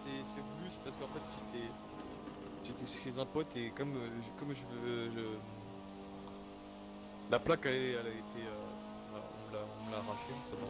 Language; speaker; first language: French; native; French